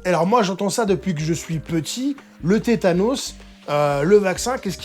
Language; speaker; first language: French; native; French